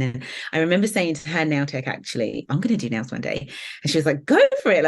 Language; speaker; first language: English; native; English